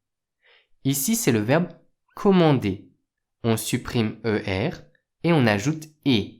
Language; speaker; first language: French; native; French